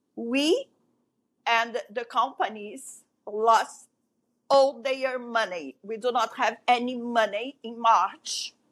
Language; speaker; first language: English; non-native, fluent; French